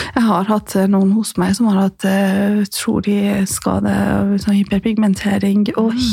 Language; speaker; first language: Norwegian; non-native, fluent; Persian